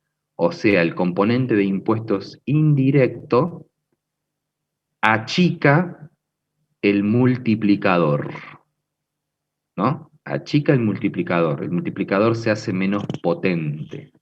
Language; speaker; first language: Spanish; native; Spanish